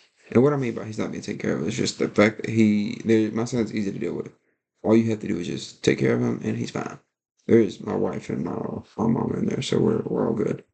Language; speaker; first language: English; native; English